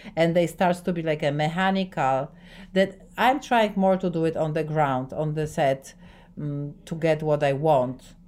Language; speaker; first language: English; non-native, fluent; Polish